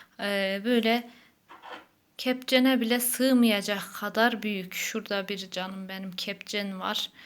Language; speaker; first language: Turkish; native; Turkish